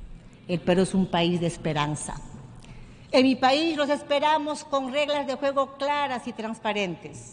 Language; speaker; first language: Spanish; native; Spanish